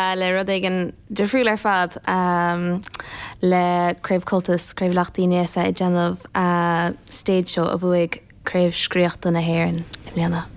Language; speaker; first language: Irish; native; Irish